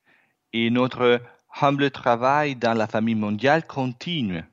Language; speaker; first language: French; non-native, fluent; Italian